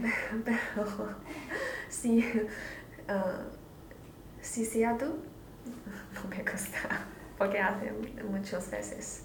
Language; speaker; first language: Spanish; non-native, learner; Chinese